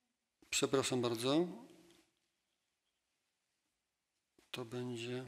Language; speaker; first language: Polish; native; Polish